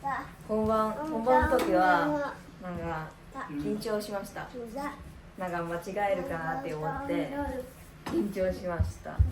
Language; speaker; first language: Japanese; early bilingual, other home language; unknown